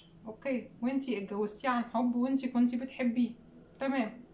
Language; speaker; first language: Arabic; native; Arabic